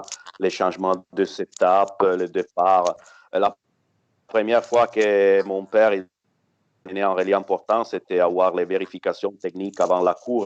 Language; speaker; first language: French; non-native, fluent; Italian